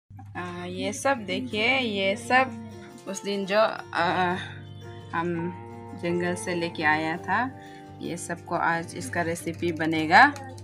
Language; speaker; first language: Hindi; non-native, local second language; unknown